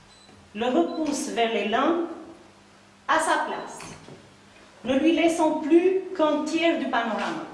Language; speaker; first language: French; native; French